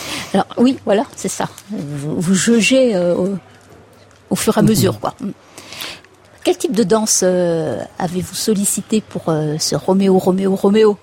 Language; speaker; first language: French; native; French